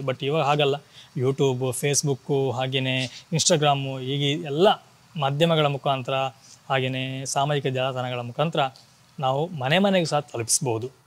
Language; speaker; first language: Kannada; non-native, local second language; Tulu